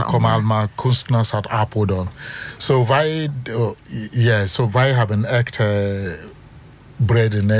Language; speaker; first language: Dutch; non-native, learner; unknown